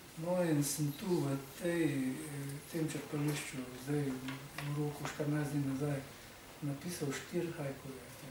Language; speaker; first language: Slovenian; native; Slovenian